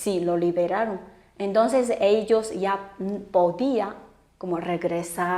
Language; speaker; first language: Spanish; non-native, fluent; Chinese